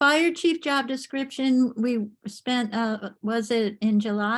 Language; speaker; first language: English; native; English